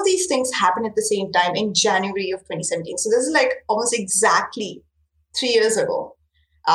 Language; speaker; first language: English; non-native, local second language; Marathi